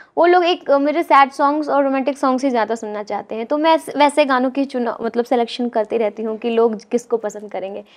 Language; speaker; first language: Hindi; native; Hindi